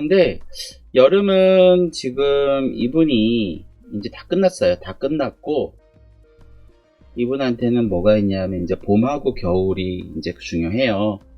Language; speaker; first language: Korean; native; Korean